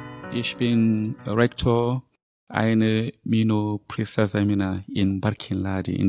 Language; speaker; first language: German; non-native, learner; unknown